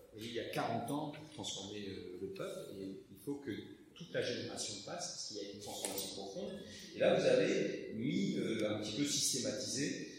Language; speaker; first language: French; native; French